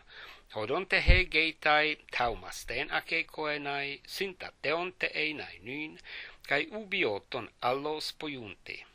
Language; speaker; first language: Greek; non-native, fluent; English